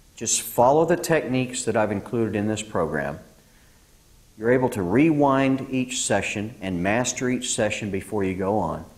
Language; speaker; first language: English; native; English